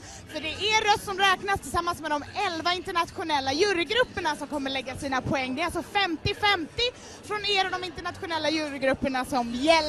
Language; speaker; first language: Swedish; native; Swedish